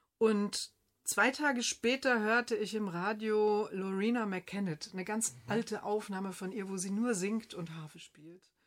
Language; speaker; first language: German; native; German